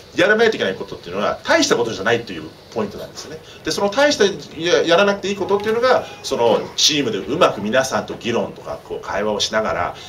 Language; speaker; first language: Japanese; early bilingual, heritage; Japanese